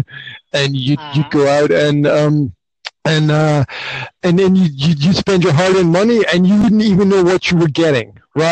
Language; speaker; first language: English; native; English